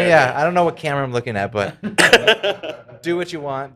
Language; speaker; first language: English; native; English